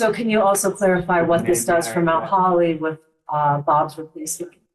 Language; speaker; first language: English; native; English